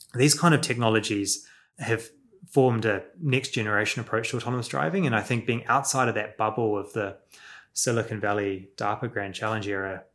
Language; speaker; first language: English; native; English